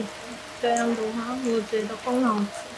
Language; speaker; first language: Chinese; non-native, learner; Korean